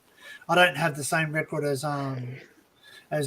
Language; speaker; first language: English; native; English